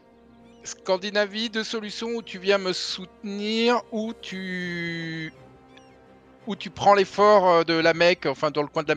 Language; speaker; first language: French; native; French